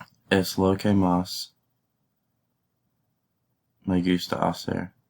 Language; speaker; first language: Spanish; non-native, learner; English